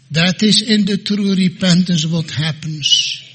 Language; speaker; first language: English; non-native, fluent; Dutch